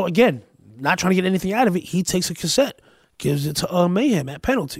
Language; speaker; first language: English; native; English